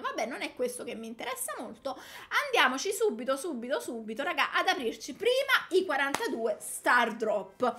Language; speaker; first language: Italian; native; Italian